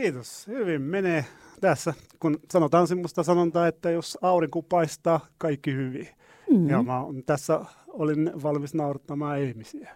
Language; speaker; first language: Finnish; non-native, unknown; Arabic